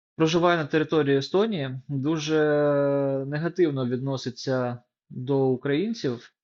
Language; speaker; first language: Ukrainian; non-native, local second language; Russian